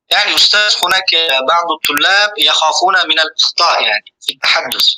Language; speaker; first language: Arabic; non-native, fluent; Uzbek